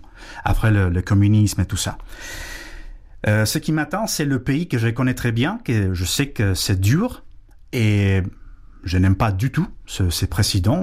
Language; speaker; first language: French; non-native, fluent; Spanish